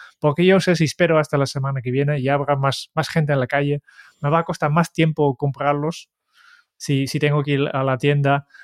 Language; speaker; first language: Spanish; non-native, fluent; Dutch